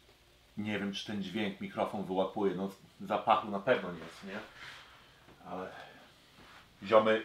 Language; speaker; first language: Polish; early bilingual, heritage; Polish